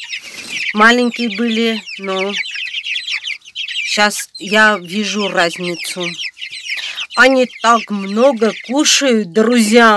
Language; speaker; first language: Russian; non-native, fluent; Armenian